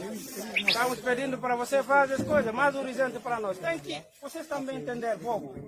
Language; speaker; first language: Portuguese; non-native, learner; Haitian Creole